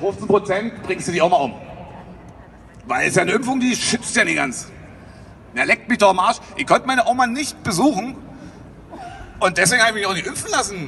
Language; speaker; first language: German; native; German